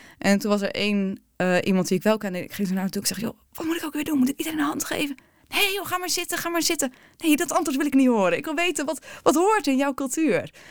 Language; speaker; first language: Dutch; native; Dutch